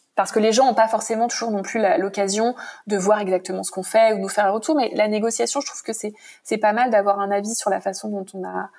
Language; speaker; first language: French; native; French